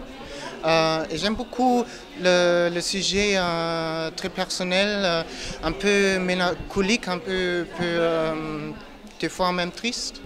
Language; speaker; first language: French; non-native, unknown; German